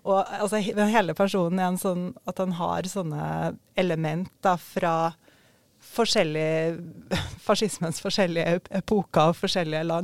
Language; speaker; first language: Norwegian; native; Norwegian